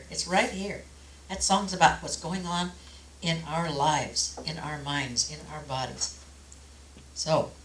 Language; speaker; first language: English; native; English